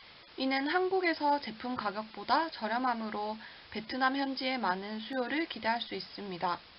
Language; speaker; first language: Korean; native; Korean